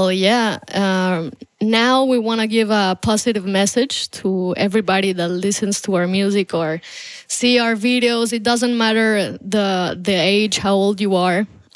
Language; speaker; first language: English; non-native, fluent; Spanish